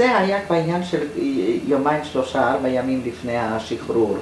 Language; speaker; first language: Hebrew; non-native, fluent; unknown